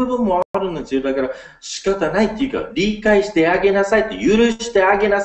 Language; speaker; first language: Japanese; non-native, fluent; English